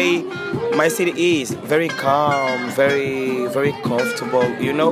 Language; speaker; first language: English; non-native, fluent; Portuguese